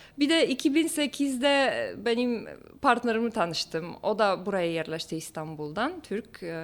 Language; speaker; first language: Turkish; non-native, fluent; Polish